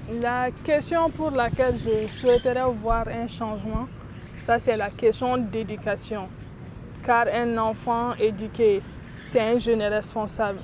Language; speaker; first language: French; non-native, local second language; Bambara